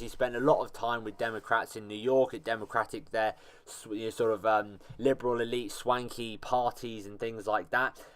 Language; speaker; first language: English; native; English